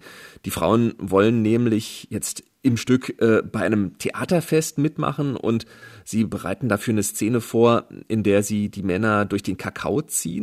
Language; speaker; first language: German; native; German